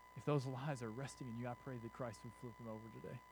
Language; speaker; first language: English; native; English